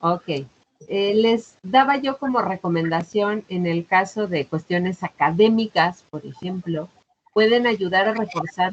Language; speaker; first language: Spanish; native; Spanish